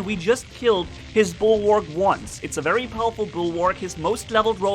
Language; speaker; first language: English; non-native, fluent; German